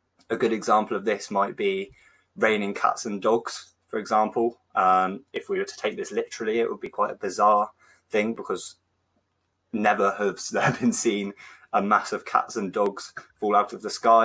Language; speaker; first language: English; native; English